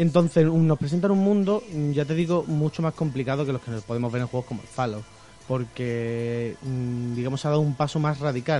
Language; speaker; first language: Spanish; native; Spanish